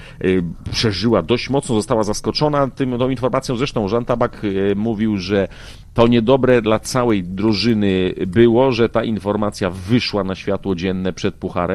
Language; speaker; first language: Polish; native; Polish